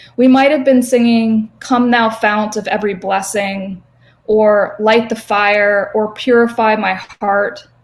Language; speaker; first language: English; native; English